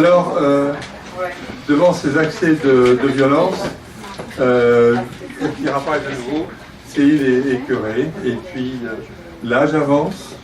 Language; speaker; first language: French; native; French